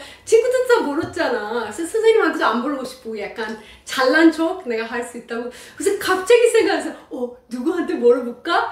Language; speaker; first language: Korean; non-native, learner; Persian